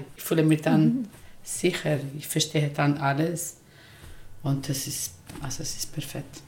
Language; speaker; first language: German; non-native, learner; Spanish